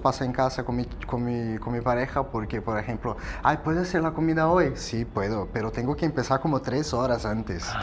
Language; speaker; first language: Spanish; non-native, fluent; Portuguese